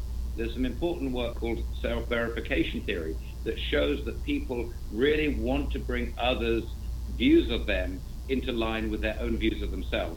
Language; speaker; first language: English; native; English